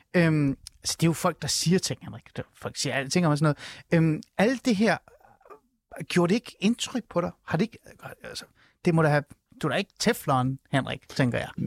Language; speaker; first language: Danish; early bilingual, other home language; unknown